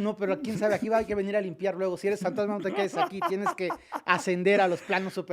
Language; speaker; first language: Spanish; native; Spanish